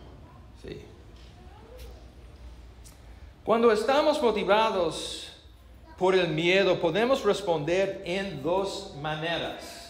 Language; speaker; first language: Spanish; non-native, learner; English